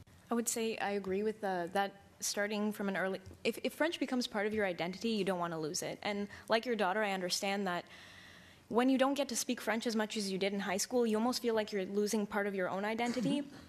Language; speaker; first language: English; native; English